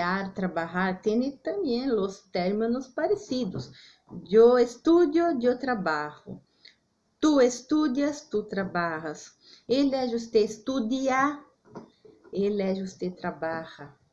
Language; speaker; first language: Spanish; non-native, fluent; Portuguese